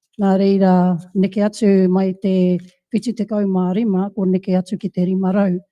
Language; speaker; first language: Māori; native; Māori